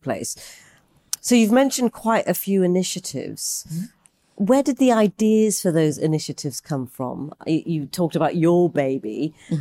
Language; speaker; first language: English; native; English